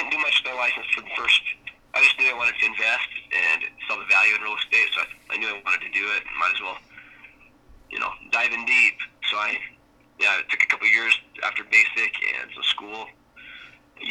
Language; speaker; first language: English; native; English